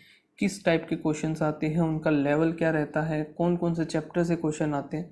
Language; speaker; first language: Hindi; native; Hindi